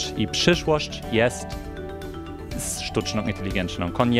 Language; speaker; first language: Polish; non-native, fluent; German